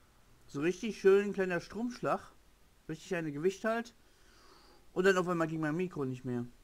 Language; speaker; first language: German; native; German